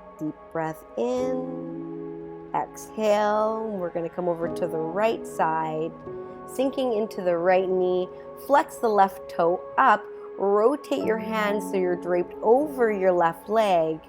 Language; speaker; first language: English; native; English